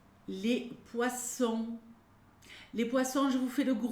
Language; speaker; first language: French; native; French